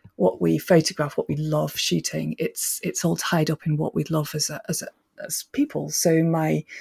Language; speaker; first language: English; native; English